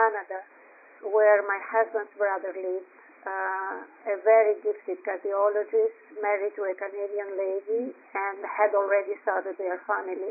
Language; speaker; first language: English; non-native, fluent; Greek